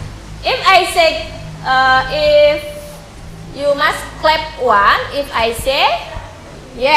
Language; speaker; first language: English; non-native, learner; Indonesian